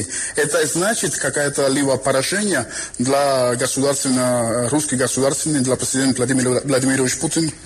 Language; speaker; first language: Russian; non-native, fluent; Spanish